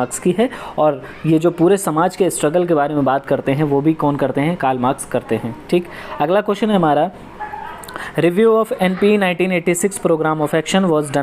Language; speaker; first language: Hindi; native; Hindi